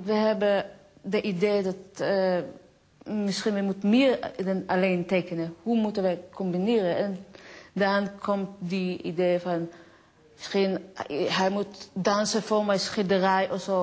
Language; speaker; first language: Dutch; non-native, fluent; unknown